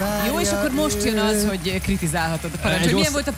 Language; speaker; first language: Hungarian; native; Hungarian